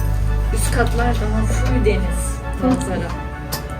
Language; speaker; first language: Turkish; native; Turkish